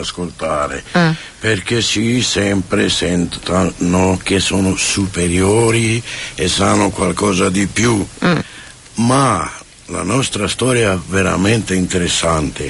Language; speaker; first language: Italian; non-native, fluent; Romany